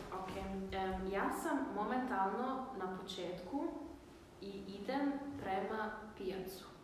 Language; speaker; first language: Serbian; early bilingual, heritage; Serbian